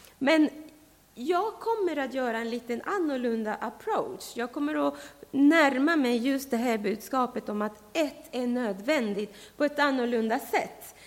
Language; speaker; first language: Swedish; non-native, fluent; Spanish